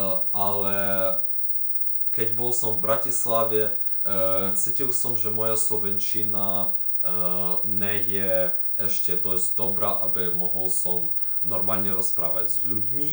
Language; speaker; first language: Slovak; non-native, learner; Ukrainian